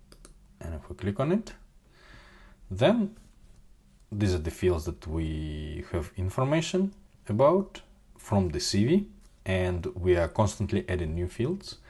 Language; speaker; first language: English; non-native, fluent; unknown